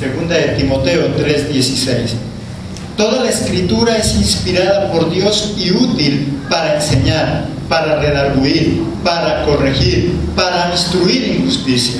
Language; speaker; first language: Spanish; native; Spanish